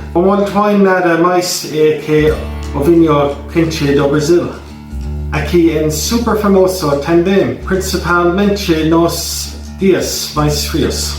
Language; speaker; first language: Portuguese; non-native, learner; English